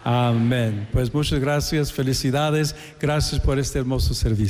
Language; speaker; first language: Spanish; non-native, fluent; English